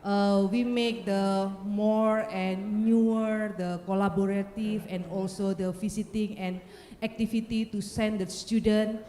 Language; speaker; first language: English; non-native, learner; Indonesian